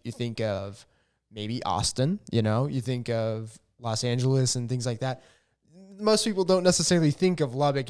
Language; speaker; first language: English; native; English